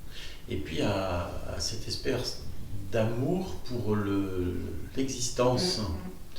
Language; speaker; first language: French; native; French